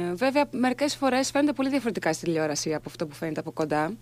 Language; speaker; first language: Greek; early bilingual, other home language; Swedish